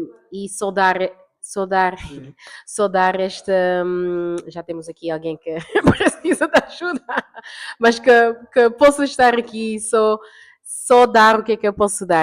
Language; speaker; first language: Portuguese; non-native, fluent; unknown